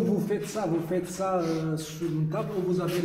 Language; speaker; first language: French; non-native, fluent; Romanian